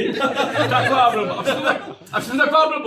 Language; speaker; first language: Czech; native; Czech